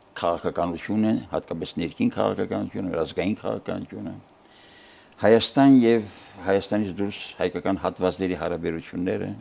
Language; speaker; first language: Armenian; native; Armenian